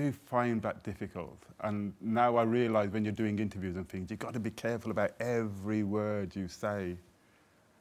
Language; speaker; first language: English; native; English